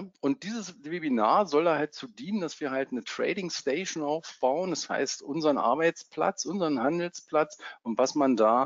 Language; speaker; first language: German; native; German